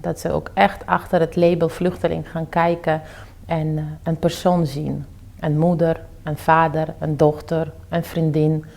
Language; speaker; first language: Dutch; early bilingual, other home language; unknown